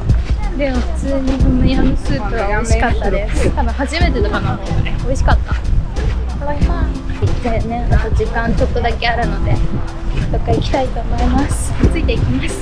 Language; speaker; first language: Japanese; native; Japanese